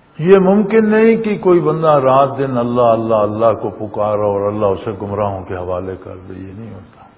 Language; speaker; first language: Urdu; non-native, local second language; Punjabi